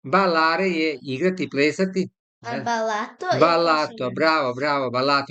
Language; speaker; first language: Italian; non-native, fluent; Serbian